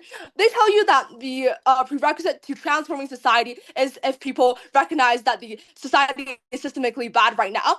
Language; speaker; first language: English; non-native, fluent; Chinese